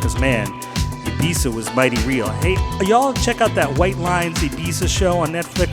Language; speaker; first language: English; native; English